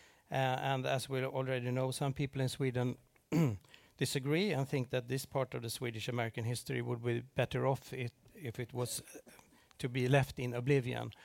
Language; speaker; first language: English; non-native, fluent; Swedish